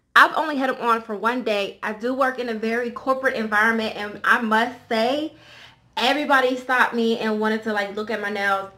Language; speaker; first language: English; native; English